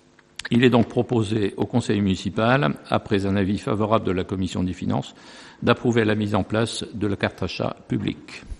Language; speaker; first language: French; native; French